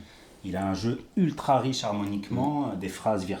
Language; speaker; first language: French; native; French